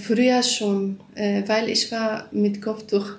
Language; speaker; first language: German; non-native, learner; Central Kurdish